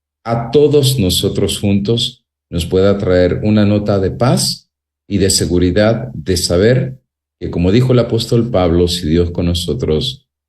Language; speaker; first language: Spanish; native; Spanish